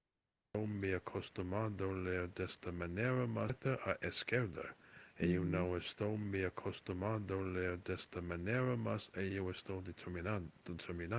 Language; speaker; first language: Portuguese; non-native, learner; English